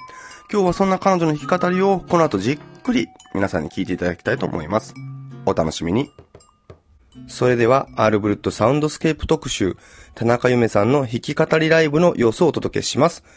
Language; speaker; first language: Japanese; native; Japanese